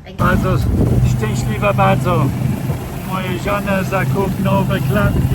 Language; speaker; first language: Polish; non-native, learner; English